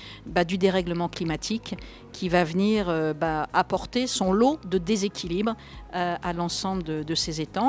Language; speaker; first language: French; native; French